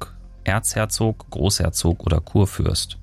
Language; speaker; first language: German; native; German